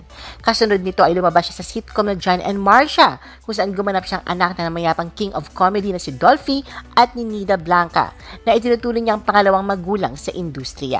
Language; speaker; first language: Filipino; native; Filipino